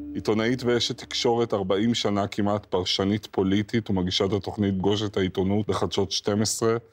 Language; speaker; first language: Hebrew; native; Hebrew